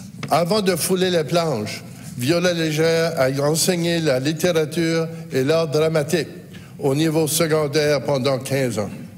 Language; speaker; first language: French; native; French